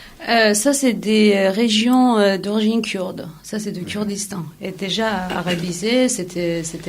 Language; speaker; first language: French; non-native, fluent; Kurdish